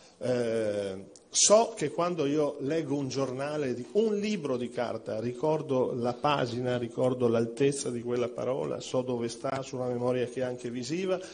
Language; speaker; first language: Italian; native; Italian